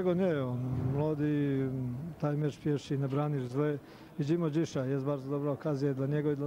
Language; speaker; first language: Polish; non-native, learner; Serbian